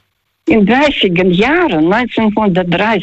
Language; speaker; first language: German; non-native, fluent; Russian